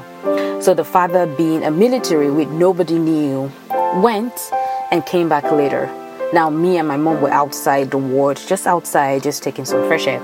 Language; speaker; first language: English; non-native, local second language; Yoruba